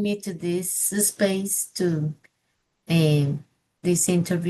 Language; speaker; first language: English; non-native, fluent; Spanish